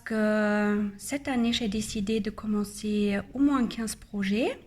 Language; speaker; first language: French; non-native, learner; German